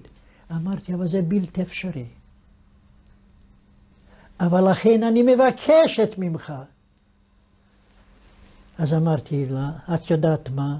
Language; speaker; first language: Hebrew; non-native, fluent; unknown